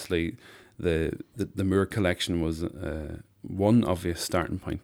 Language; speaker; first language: English; native; English